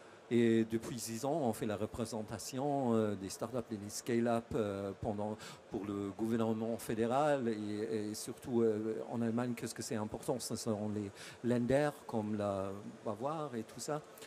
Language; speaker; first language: French; non-native, fluent; German